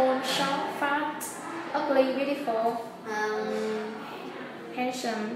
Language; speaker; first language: English; non-native, fluent; Vietnamese